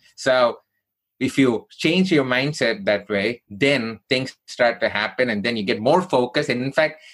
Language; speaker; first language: English; non-native, local second language; Tamil